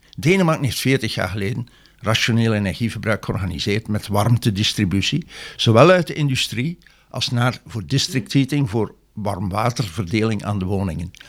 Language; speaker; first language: Dutch; native; Dutch